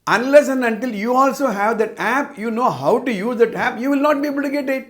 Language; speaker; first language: English; non-native, local second language; Tamil